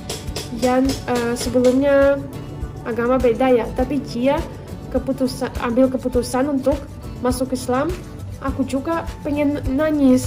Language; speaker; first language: Indonesian; non-native, fluent; Russian